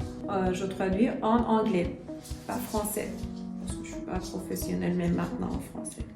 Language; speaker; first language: French; non-native, learner; Persian